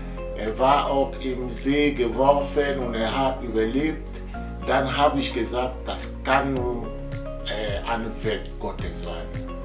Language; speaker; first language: German; non-native, fluent; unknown